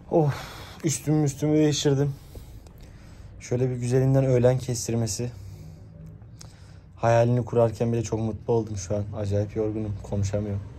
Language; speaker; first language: Turkish; native; Turkish